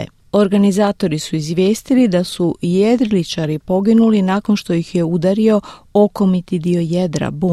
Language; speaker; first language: Croatian; native; Croatian